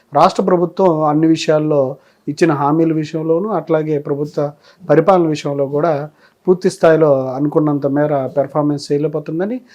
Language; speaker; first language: Telugu; native; Telugu